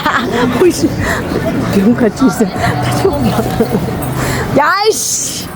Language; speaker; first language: Korean; non-native, learner; Filipino